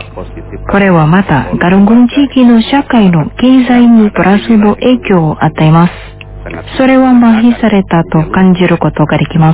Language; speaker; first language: Japanese; non-native, fluent; Indonesian